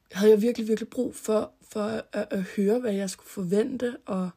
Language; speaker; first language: Danish; early bilingual, other home language; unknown